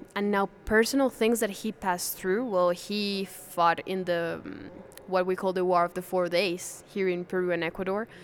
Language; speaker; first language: English; non-native, fluent; Spanish